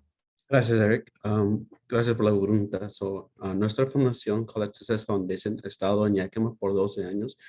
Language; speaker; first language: Spanish; early bilingual, heritage; Spanish